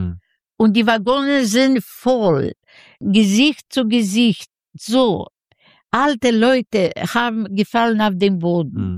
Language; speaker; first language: German; non-native, learner; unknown